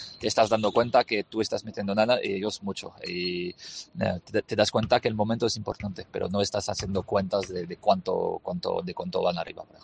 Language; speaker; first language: Spanish; non-native, fluent; French